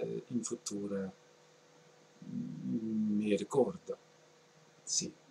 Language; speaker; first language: Italian; non-native, learner; English